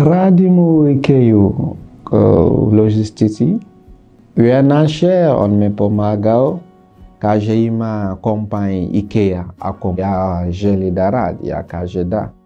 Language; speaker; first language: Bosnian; non-native, learner; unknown